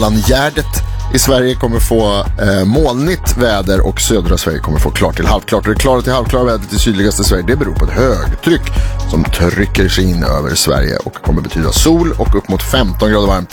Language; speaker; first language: Swedish; native; Swedish